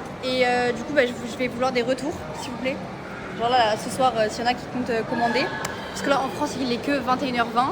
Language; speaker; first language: French; native; French